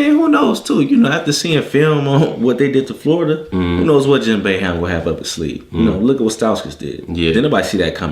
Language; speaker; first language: English; native; English